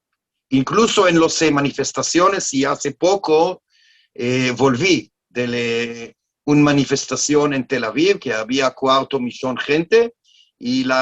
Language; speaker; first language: Spanish; non-native, learner; Hebrew